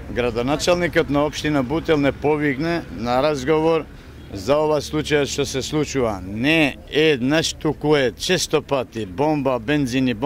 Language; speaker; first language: Macedonian; non-native, local second language; Albanian